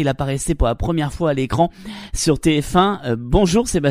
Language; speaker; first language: French; native; French